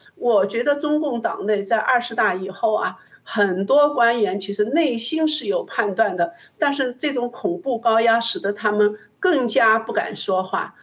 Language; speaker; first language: Chinese; native; Chinese